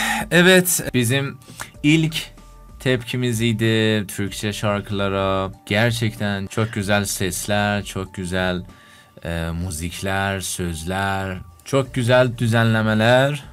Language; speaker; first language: Turkish; non-native, learner; Persian